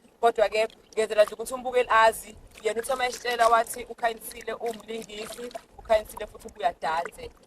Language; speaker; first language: Zulu; native; Zulu